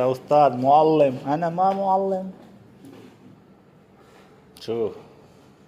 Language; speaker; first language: Arabic; non-native, learner; Urdu